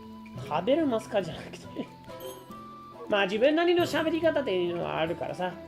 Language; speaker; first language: Japanese; native; Japanese